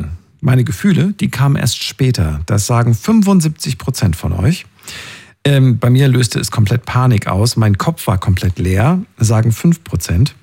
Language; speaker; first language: German; native; German